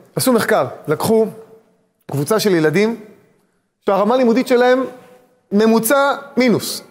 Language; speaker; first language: Hebrew; native; Hebrew